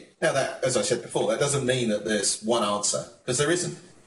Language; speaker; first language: English; native; English